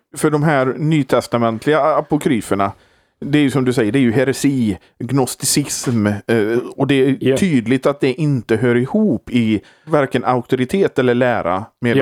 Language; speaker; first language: Swedish; native; Swedish